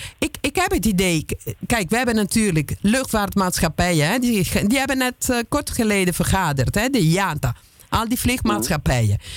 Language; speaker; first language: Dutch; non-native, fluent; Italian